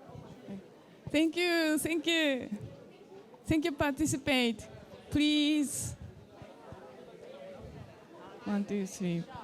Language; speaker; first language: English; non-native, learner; Japanese